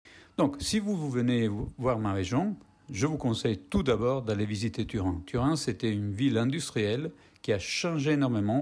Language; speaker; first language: French; non-native, fluent; Italian